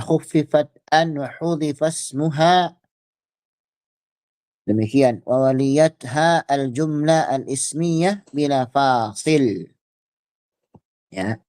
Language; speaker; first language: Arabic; non-native, fluent; Indonesian